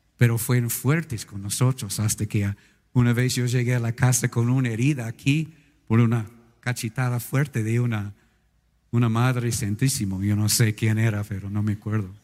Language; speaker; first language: Spanish; non-native, fluent; English